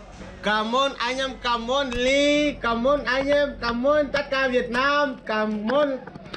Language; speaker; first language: Vietnamese; non-native, learner; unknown